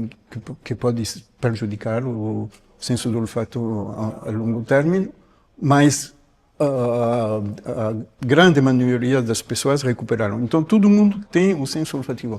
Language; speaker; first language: Portuguese; non-native, fluent; French